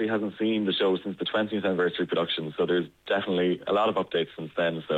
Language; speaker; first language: English; native; English